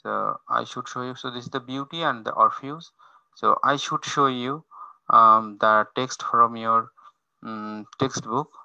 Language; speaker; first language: English; non-native, local second language; Bangla